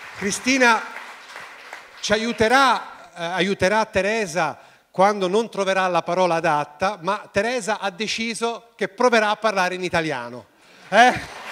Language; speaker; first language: Italian; native; Italian